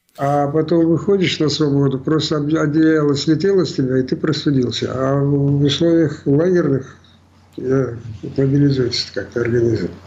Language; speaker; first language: Russian; non-native, local second language; Crimean Tatar